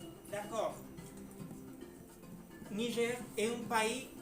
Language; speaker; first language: French; non-native, learner; Spanish